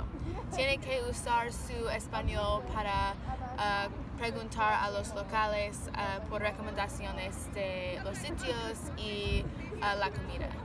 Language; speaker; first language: Spanish; non-native, learner; English